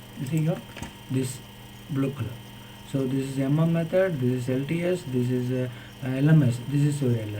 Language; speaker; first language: English; non-native, local second language; Tamil